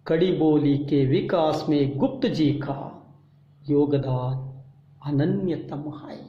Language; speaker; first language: Hindi; non-native, local second language; Kannada